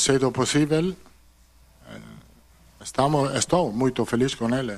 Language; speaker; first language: Portuguese; non-native, fluent; Italian